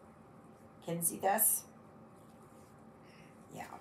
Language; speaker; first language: German; early bilingual, heritage; German